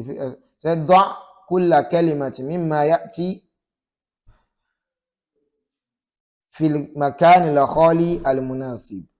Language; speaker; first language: Arabic; non-native, fluent; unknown